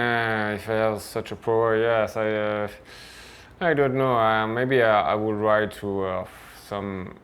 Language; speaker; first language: English; non-native, fluent; French